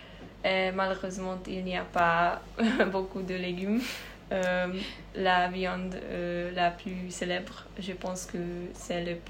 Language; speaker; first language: French; non-native, learner; Hungarian